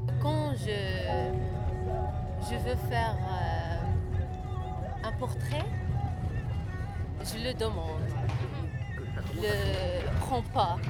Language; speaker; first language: French; non-native, learner; Arabic